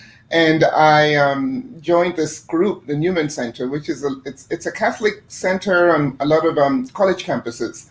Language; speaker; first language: English; non-native, fluent; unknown